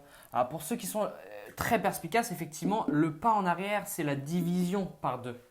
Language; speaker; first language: French; native; French